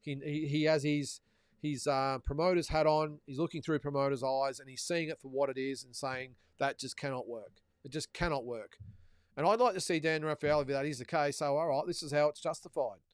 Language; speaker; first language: English; native; English